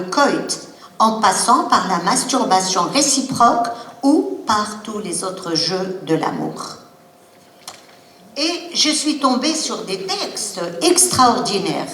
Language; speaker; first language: French; non-native, local second language; Arabic